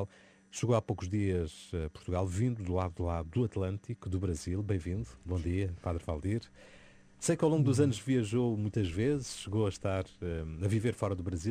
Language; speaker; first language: Portuguese; native; Portuguese